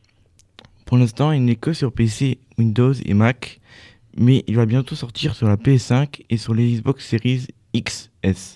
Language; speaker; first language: French; native; French